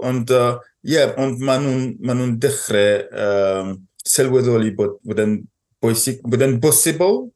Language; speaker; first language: Welsh; non-native, fluent; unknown